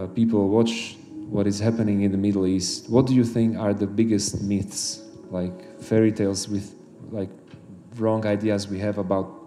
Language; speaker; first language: English; non-native, fluent; Slovak